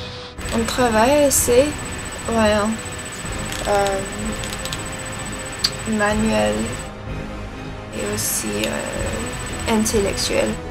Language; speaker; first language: French; non-native, learner; English